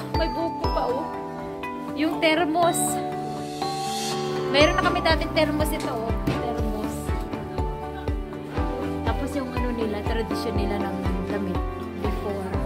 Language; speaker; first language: Filipino; native; Filipino